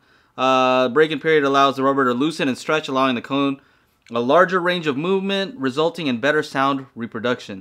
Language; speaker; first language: English; native; English